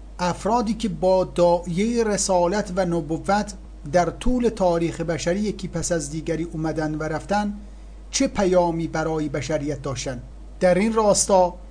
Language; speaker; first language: Persian; native; Persian